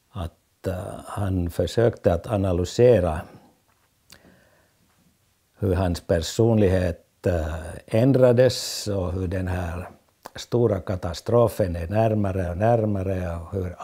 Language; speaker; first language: Swedish; non-native, fluent; Finnish